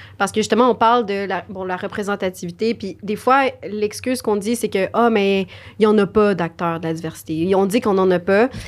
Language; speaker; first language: French; native; French